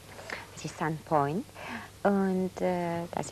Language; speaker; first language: German; non-native, fluent; Bulgarian